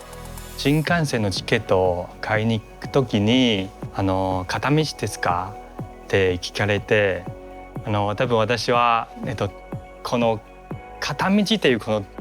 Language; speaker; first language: Japanese; non-native, fluent; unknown